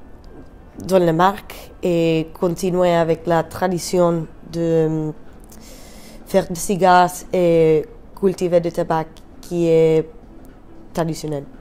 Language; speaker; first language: French; non-native, learner; Spanish